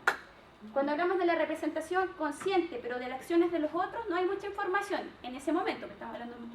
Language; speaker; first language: Spanish; native; Spanish